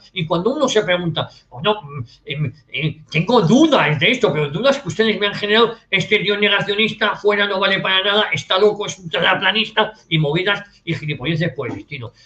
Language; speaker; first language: Spanish; native; Spanish